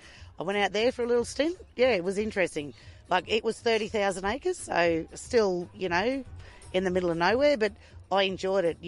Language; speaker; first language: English; native; English